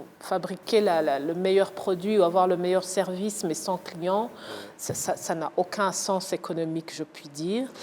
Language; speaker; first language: French; early bilingual, other home language; Kinyarwanda